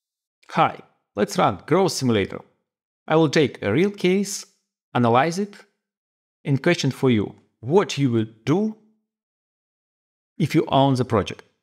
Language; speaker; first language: English; non-native, fluent; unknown